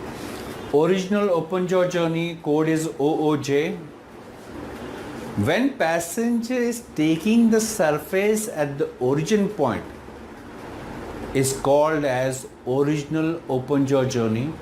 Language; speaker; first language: English; non-native, local second language; Hindi